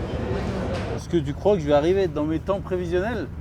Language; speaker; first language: French; native; French